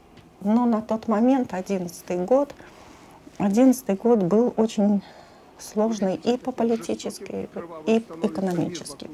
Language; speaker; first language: Russian; native; Russian